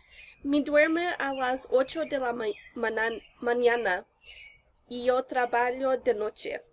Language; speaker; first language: Spanish; non-native, learner; English